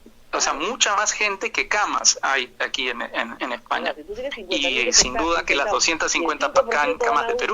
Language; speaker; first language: Spanish; native; Spanish